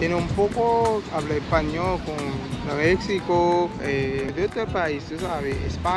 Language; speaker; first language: Spanish; non-native, learner; Haitian Creole